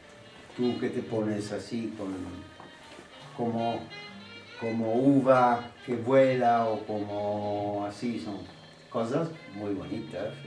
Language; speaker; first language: Spanish; non-native, fluent; Italian